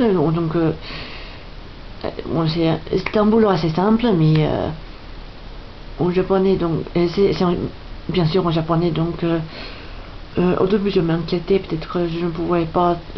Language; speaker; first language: French; non-native, fluent; English